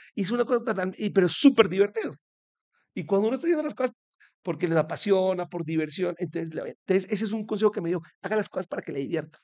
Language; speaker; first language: Spanish; native; Spanish